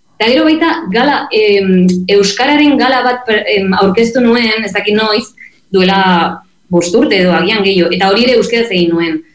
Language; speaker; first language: Basque; non-native, local second language; Spanish